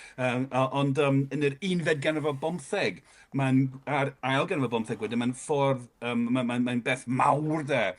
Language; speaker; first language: Welsh; non-native, fluent; English